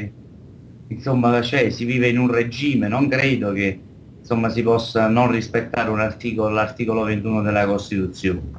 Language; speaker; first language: Italian; native; Italian